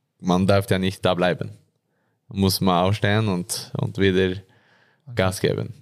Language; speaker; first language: German; non-native, learner; Norwegian